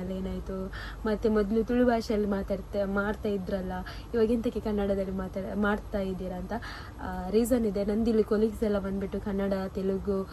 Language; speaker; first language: Kannada; non-native, local second language; Tulu